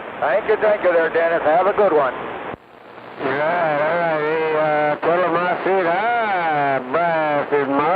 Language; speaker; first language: English; native; English